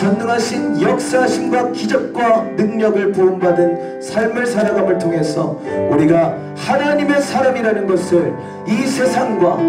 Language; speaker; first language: Korean; native; Korean